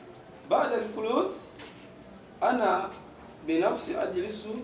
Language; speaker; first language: Arabic; non-native, learner; Ganda